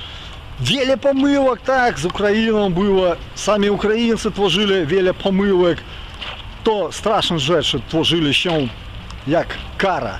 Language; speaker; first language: Polish; non-native, fluent; Ukrainian